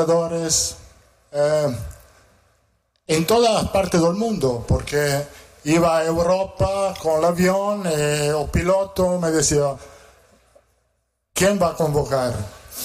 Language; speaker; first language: Portuguese; non-native, fluent; Italian